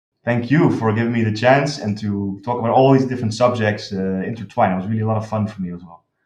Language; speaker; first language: English; non-native, fluent; Dutch